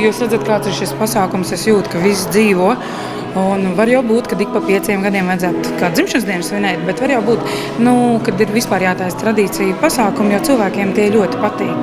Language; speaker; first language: Latvian; native; Latvian